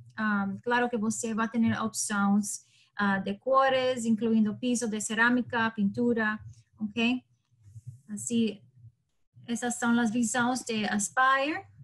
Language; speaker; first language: Portuguese; non-native, learner; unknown